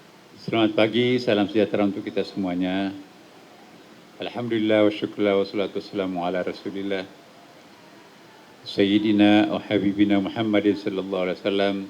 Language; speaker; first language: Indonesian; non-native, local second language; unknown